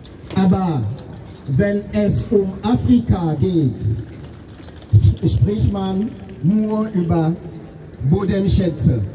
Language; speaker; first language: German; non-native, fluent; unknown